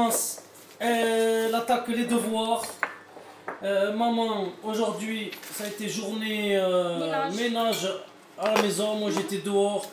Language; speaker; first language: French; native; French